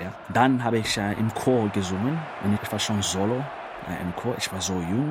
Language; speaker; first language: German; non-native, learner; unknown